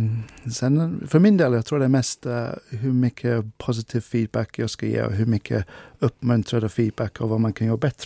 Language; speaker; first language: Swedish; non-native, fluent; English